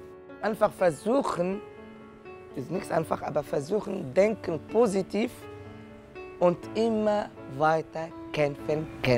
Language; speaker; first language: German; non-native, learner; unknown